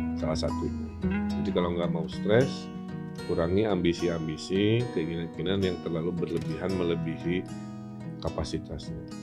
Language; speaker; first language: Indonesian; non-native, local second language; Sundanese